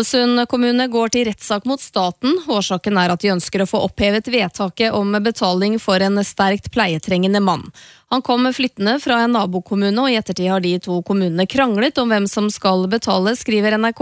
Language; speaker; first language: Norwegian; native; Norwegian